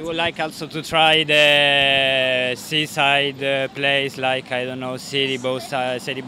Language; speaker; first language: English; non-native, fluent; Italian